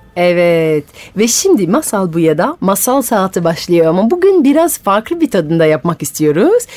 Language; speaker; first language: Turkish; non-native, fluent; French